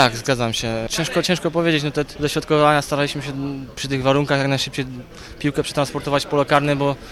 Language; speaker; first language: Polish; native; Polish